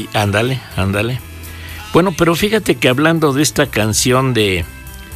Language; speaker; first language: Spanish; native; Spanish